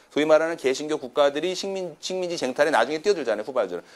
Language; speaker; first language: Korean; native; Korean